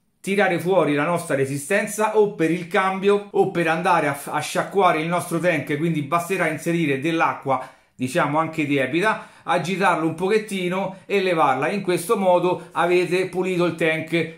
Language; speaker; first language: Italian; native; Italian